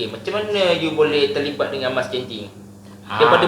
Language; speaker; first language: Malay; native; Malay